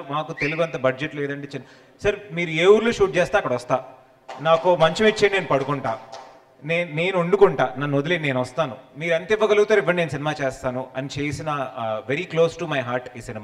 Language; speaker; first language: Telugu; native; Telugu